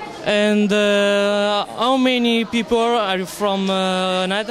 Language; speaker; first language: English; non-native, learner; Italian